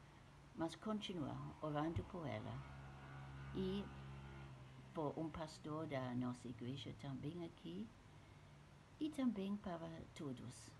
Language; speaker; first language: Portuguese; non-native, fluent; English